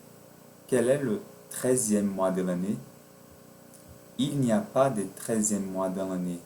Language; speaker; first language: French; non-native, fluent; Portuguese